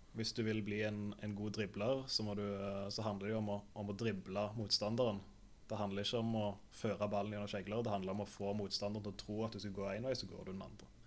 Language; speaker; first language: Norwegian; native; Norwegian